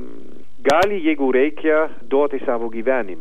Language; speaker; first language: Lithuanian; non-native, learner; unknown